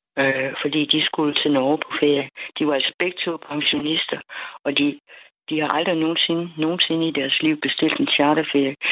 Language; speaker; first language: Danish; native; Danish